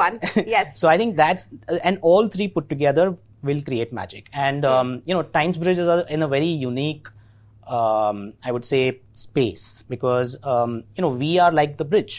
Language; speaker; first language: English; non-native, local second language; Gujarati